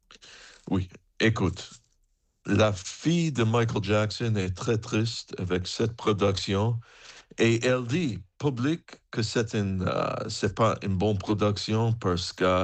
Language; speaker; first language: French; non-native, fluent; English